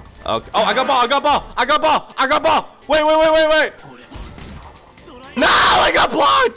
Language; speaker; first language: English; native; English